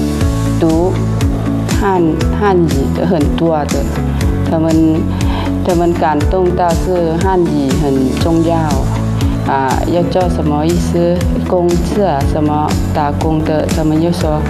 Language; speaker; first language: Chinese; non-native, learner; Lao